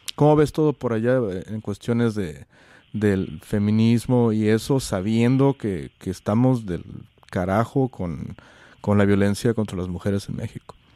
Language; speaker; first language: Spanish; native; Spanish